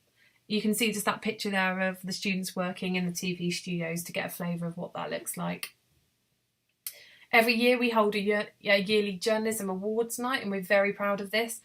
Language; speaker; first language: English; native; English